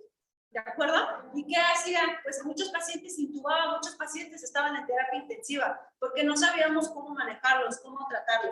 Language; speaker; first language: Spanish; native; Spanish